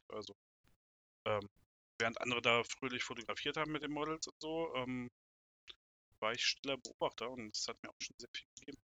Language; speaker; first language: German; native; German